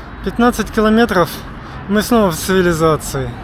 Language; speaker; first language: Russian; native; Russian